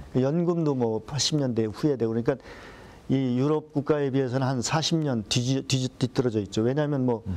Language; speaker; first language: Korean; native; Korean